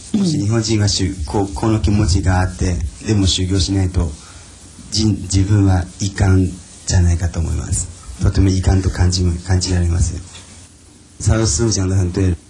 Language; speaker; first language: Japanese; non-native, fluent; Chinese